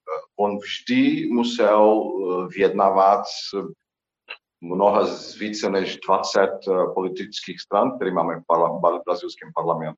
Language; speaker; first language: Czech; non-native, fluent; Portuguese